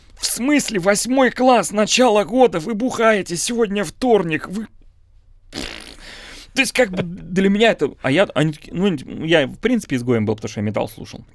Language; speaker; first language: Russian; native; Russian